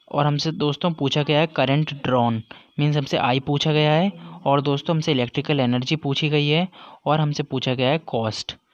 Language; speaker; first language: Hindi; native; Hindi